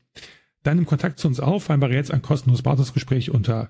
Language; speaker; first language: German; native; German